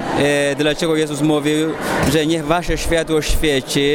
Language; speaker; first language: Polish; non-native, fluent; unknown